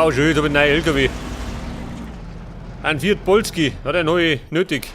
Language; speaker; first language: German; native; German